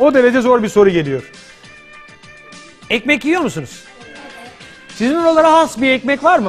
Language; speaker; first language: Turkish; native; Turkish